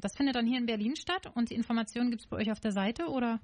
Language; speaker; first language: German; native; German